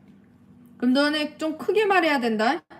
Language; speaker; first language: Korean; native; Korean